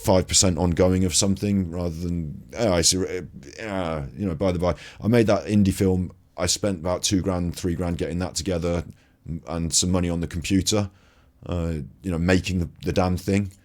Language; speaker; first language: English; native; English